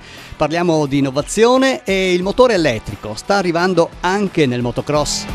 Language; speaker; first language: Italian; native; Italian